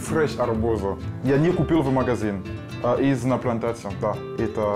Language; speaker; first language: Russian; non-native, learner; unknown